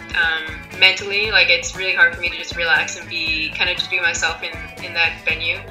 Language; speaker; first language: English; native; English